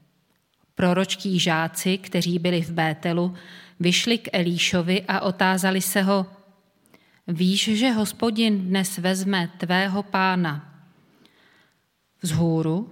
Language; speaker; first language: Czech; native; Czech